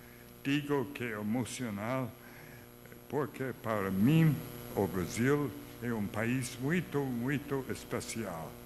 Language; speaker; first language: Portuguese; non-native, learner; English